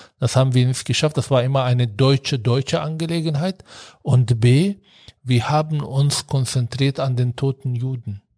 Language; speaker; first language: German; non-native, fluent; Arabic